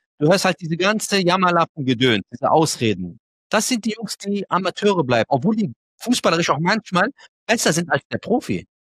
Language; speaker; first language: German; early bilingual, other home language; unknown